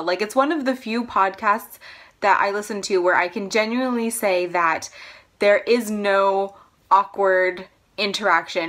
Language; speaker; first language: English; native; English